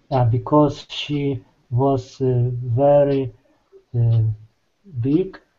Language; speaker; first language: English; non-native, learner; Ukrainian